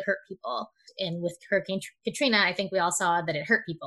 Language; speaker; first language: English; native; English